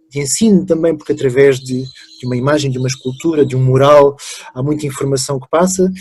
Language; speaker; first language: Portuguese; early bilingual, other home language; French